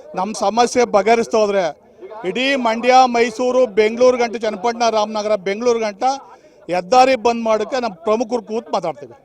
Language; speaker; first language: Kannada; native; Kannada